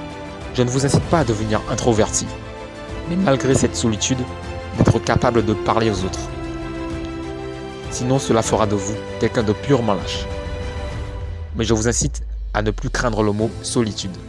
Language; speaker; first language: French; native; French